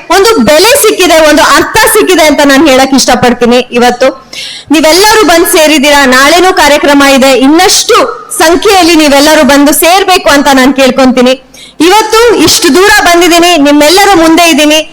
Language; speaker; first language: Kannada; non-native, local second language; Kodava